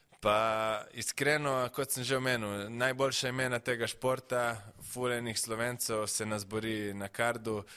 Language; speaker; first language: Slovenian; native; Slovenian